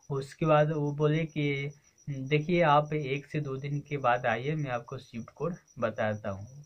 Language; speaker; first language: Hindi; native; Hindi